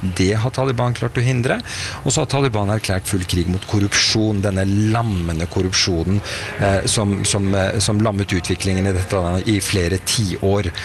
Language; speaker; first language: Norwegian; early bilingual, other home language; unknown